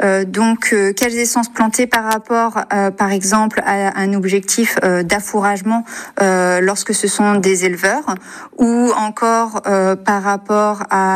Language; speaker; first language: French; native; French